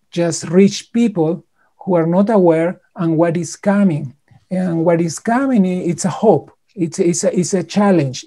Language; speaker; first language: English; non-native, fluent; Spanish